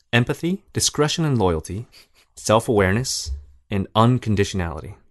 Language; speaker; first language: English; native; English